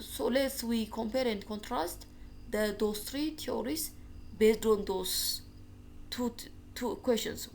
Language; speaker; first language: English; non-native, local second language; Amharic